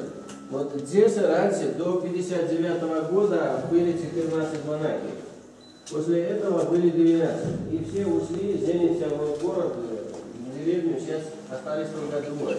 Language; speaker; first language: Russian; non-native, learner; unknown